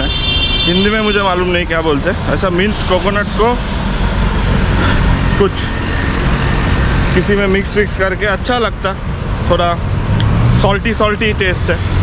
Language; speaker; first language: Hindi; non-native, local second language; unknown